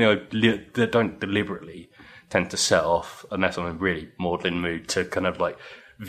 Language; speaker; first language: English; native; English